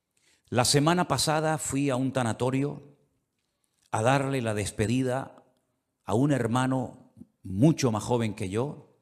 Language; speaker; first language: Spanish; native; Spanish